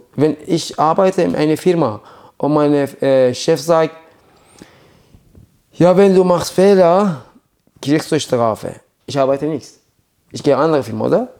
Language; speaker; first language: German; non-native, learner; Persian